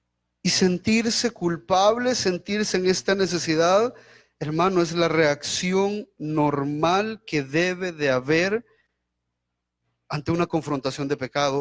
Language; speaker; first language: Spanish; native; Spanish